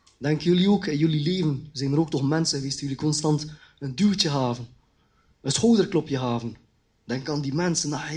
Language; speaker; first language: Dutch; early bilingual, other home language; Khmer